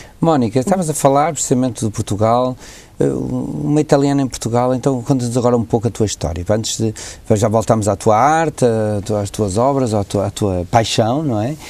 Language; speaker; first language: Portuguese; native; Portuguese